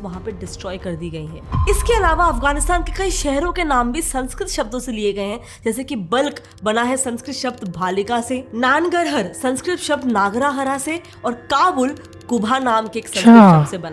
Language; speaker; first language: Hindi; native; Hindi